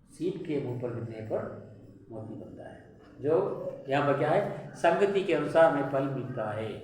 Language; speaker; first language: Hindi; non-native, local second language; Tamil